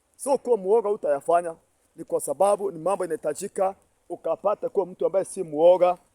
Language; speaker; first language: Swahili; non-native, local second language; Meru